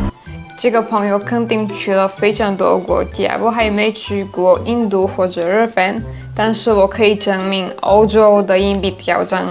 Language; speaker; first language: Chinese; non-native, fluent; Slovak